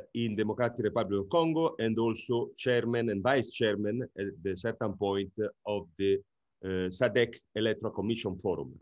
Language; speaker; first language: English; non-native, fluent; Italian